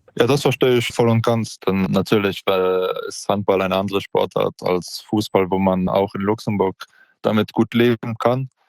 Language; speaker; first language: German; non-native, local second language; Polish